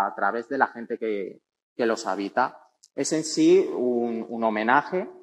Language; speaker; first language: Spanish; native; Spanish